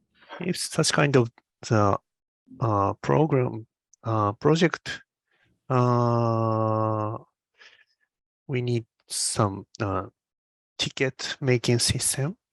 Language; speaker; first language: English; non-native, learner; Japanese